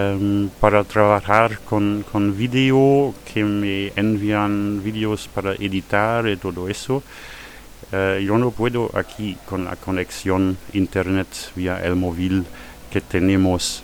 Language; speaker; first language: Spanish; non-native, fluent; German